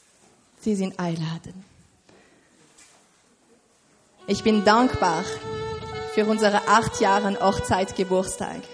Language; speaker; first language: German; non-native, learner; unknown